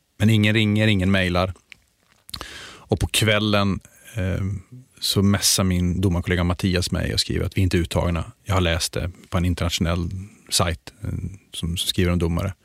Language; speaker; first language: Swedish; native; Swedish